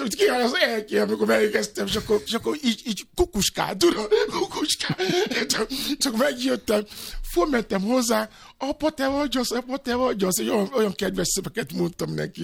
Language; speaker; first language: Hungarian; non-native, fluent; Yoruba